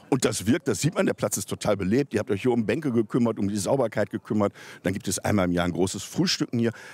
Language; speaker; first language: German; native; German